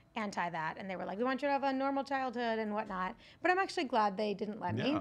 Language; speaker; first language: English; native; English